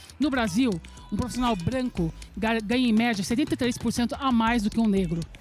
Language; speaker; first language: Portuguese; early bilingual, other home language; Serbian